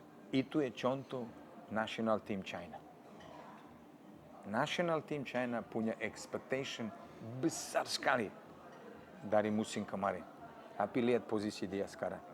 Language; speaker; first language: Indonesian; non-native, fluent; Serbian